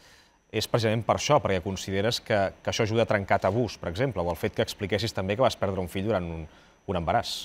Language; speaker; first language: Catalan; native; Catalan